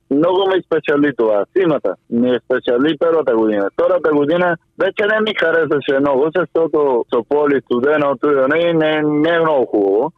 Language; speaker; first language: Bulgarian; non-native, fluent; Spanish